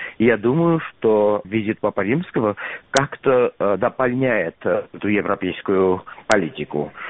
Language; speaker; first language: Russian; non-native, local second language; Armenian